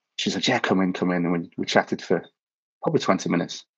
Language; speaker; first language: English; native; English